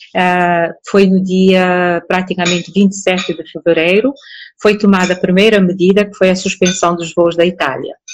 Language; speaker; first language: Portuguese; non-native, local second language; Kabuverdianu